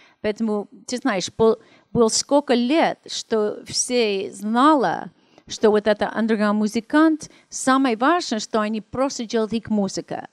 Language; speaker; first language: Russian; non-native, learner; English